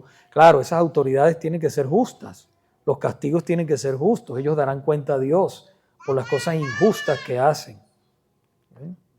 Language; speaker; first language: Spanish; native; Spanish